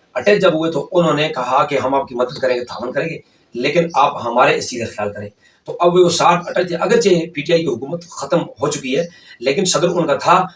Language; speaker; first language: Urdu; non-native, local second language; Northern Hindko